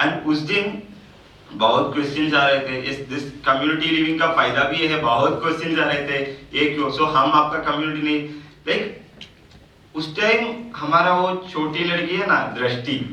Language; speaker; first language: Hindi; non-native, local second language; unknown